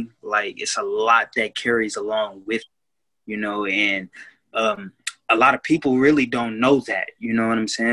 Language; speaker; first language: English; native; English